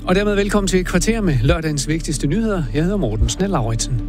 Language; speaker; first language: Danish; native; Danish